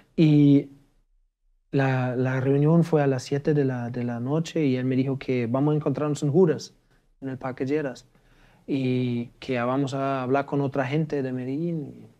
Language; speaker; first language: Spanish; non-native, fluent; German